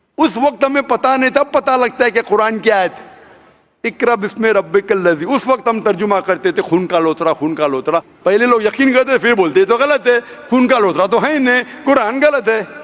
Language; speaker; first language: Hindi; non-native, local second language; Konkani